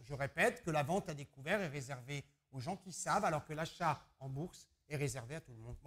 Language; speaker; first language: French; native; French